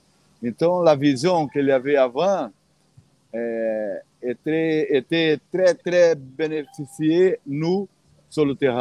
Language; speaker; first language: French; non-native, fluent; Portuguese